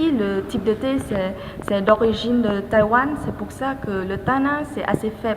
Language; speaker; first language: French; non-native, fluent; Vietnamese